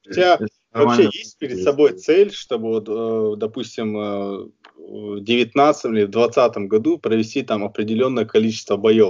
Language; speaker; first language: Russian; native; Russian